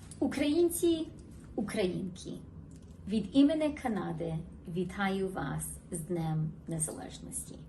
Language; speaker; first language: Ukrainian; early bilingual, heritage; Ukrainian